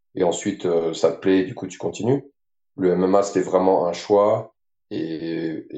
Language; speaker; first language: French; native; French